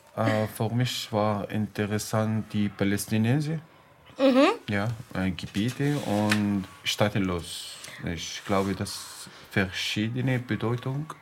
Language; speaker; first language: German; non-native, learner; Arabic